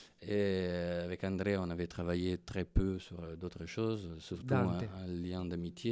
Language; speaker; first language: French; non-native, fluent; Italian